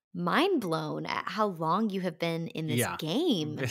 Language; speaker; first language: English; native; English